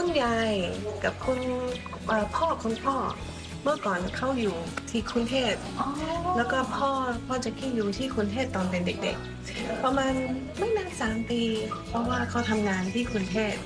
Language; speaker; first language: Thai; non-native, fluent; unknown